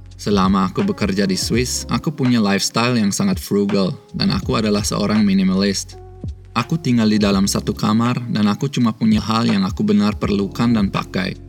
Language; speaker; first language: Indonesian; early bilingual, other home language; Swiss German